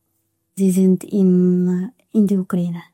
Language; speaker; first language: German; non-native, learner; Russian